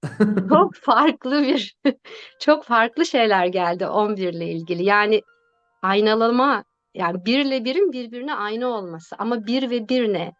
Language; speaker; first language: Turkish; native; Turkish